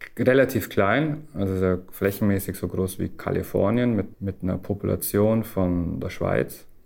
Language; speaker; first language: German; native; German